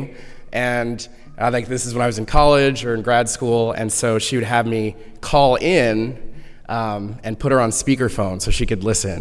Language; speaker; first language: English; native; English